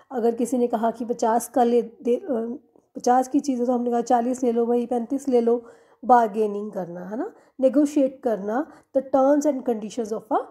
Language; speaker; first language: Hindi; non-native, local second language; Punjabi